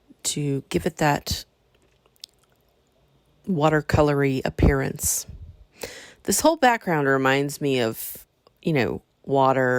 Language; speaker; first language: English; native; English